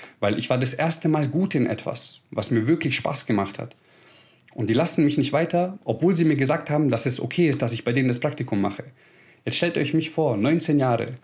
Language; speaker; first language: German; early bilingual, other home language; Croatian